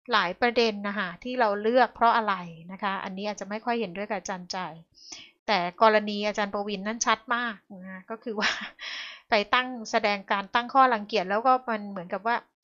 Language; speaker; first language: Thai; native; Thai